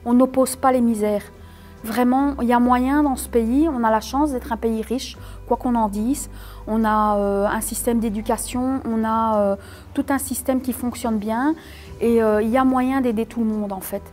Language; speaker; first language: French; native; French